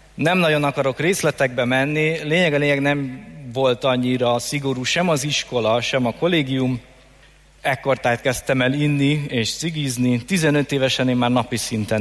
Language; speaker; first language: Hungarian; native; Hungarian